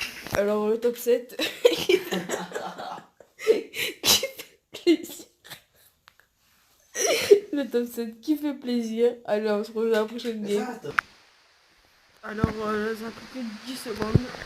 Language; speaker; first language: French; native; French